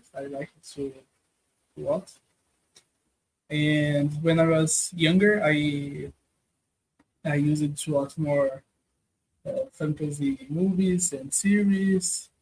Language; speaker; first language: English; non-native, learner; Portuguese